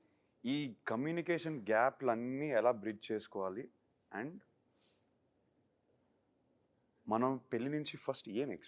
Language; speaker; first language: Telugu; native; Telugu